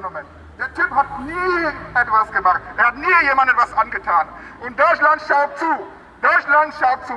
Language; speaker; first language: German; non-native, fluent; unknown